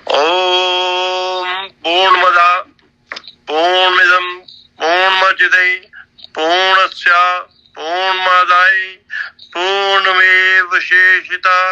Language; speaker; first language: Hindi; non-native, local second language; Punjabi